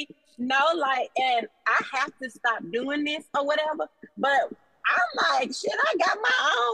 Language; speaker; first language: English; native; English